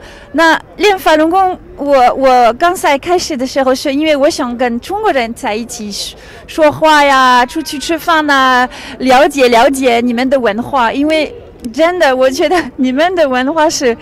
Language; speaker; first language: Chinese; non-native, fluent; French